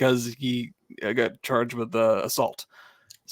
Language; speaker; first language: English; native; English